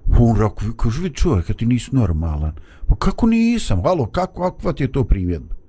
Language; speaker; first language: Bosnian; native; Bosnian